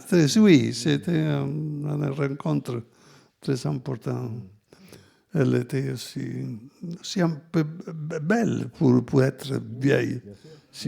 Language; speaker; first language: French; non-native, fluent; Italian